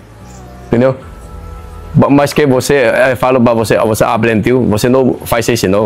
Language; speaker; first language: Portuguese; non-native, learner; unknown